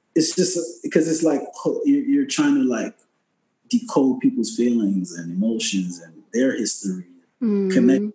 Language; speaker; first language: English; native; English